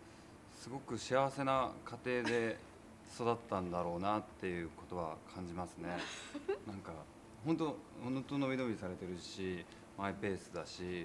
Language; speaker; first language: Japanese; native; Japanese